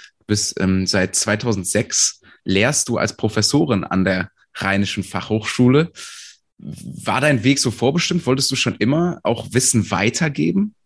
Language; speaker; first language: German; native; German